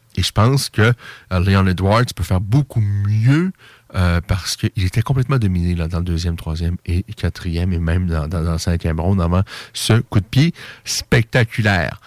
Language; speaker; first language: French; native; French